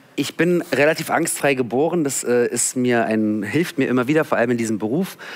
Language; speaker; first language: German; early bilingual, other home language; Russian